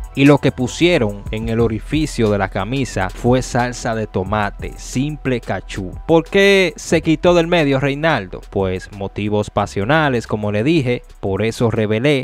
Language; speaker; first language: Spanish; native; Spanish